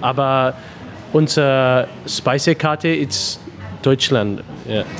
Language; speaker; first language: German; non-native, learner; English